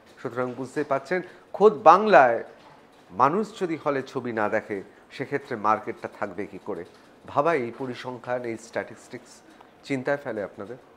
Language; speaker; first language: Bangla; native; Bangla